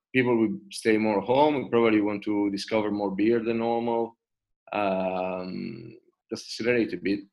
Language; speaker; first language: English; non-native, fluent; Italian